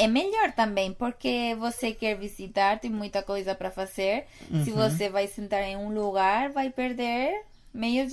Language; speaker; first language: Portuguese; non-native, fluent; Spanish